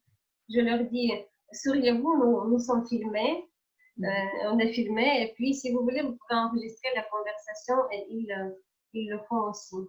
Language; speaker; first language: French; non-native, fluent; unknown